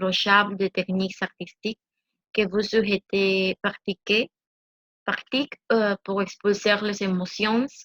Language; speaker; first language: French; non-native, learner; Spanish